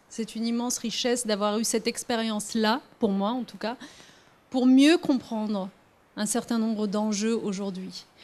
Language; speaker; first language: French; early bilingual, other home language; Riffian